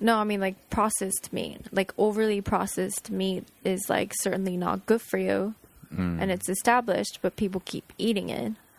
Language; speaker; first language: English; non-native, fluent; Japanese